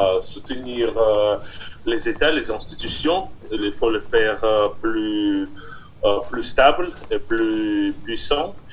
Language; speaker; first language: French; non-native, fluent; Russian